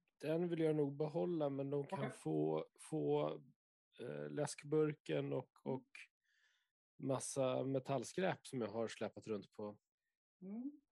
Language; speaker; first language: Swedish; native; Swedish